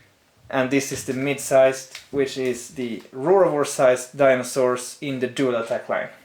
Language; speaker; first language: English; non-native, fluent; Swedish